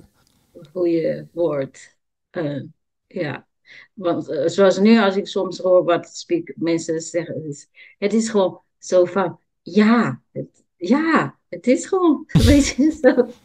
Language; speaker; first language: Dutch; non-native, learner; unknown